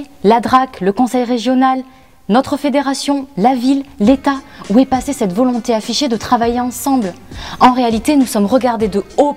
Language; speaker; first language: French; native; French